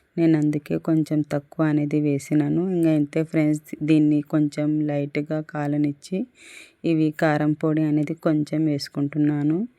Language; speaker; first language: Telugu; non-native, local second language; Urdu